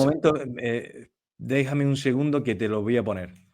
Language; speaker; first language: Spanish; native; Spanish